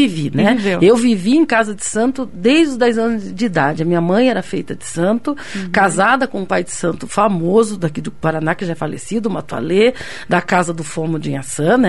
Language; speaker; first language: Portuguese; native; Portuguese